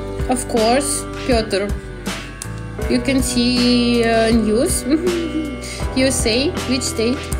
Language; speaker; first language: English; non-native, learner; Russian